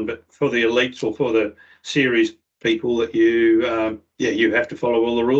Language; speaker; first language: English; native; English